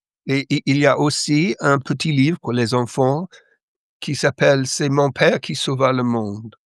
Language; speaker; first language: French; non-native, learner; English